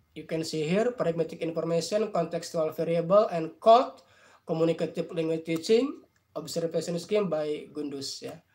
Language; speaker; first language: English; non-native, fluent; Indonesian